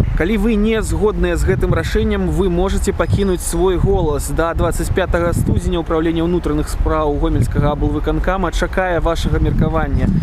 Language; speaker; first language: Belarusian; non-native, local second language; Russian